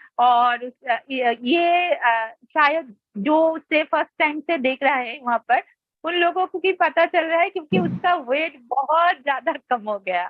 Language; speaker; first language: Hindi; non-native, local second language; Bangla